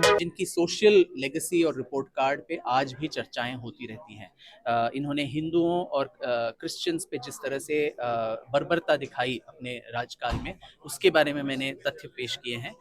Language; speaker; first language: Hindi; non-native, local second language; Kannada